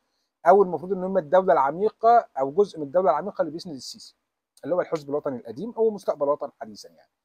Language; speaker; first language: Arabic; native; Arabic